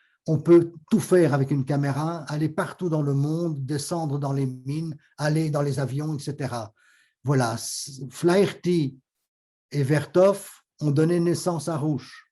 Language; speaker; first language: French; native; French